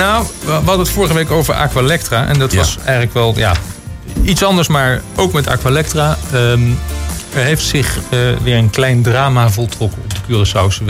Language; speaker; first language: Dutch; native; Dutch